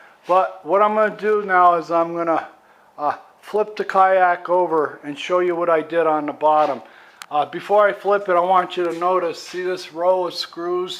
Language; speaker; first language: English; native; English